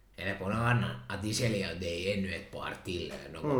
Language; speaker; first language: Swedish; non-native, local second language; Finnish